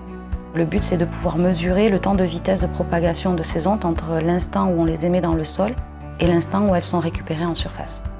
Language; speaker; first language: French; native; French